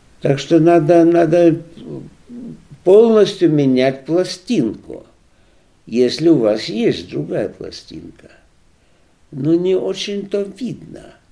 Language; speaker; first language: Russian; non-native, local second language; Lithuanian